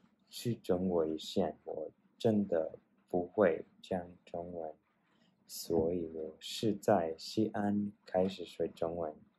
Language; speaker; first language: Chinese; non-native, learner; Spanish